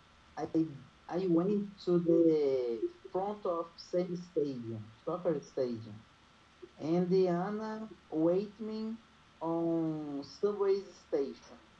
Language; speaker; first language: English; non-native, learner; Portuguese